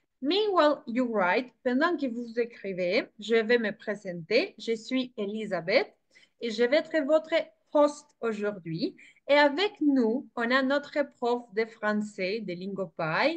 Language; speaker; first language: French; non-native, fluent; Spanish